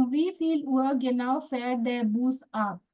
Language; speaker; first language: German; non-native, fluent; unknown